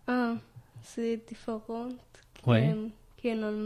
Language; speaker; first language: French; non-native, learner; German